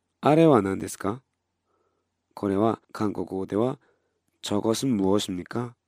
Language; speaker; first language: Japanese; non-native, fluent; Korean